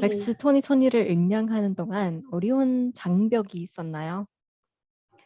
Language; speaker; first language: Korean; non-native, fluent; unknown